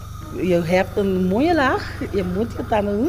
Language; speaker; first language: Dutch; non-native, local second language; Papiamento